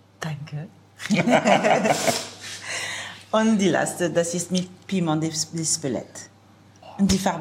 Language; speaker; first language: German; non-native, learner; French